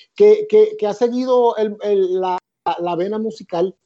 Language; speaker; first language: Spanish; native; Spanish